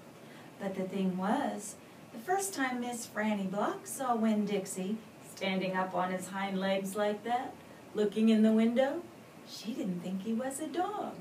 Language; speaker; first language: English; native; English